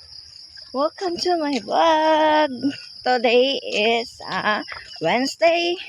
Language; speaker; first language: English; non-native, local second language; Filipino